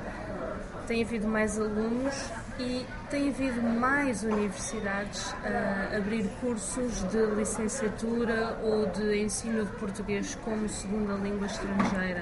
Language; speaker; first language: Portuguese; native; Portuguese